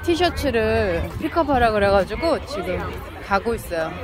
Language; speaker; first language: Korean; native; Korean